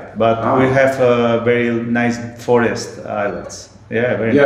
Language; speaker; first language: English; non-native, learner; Spanish